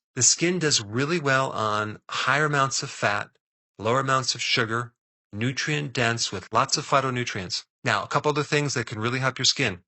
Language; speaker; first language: English; native; English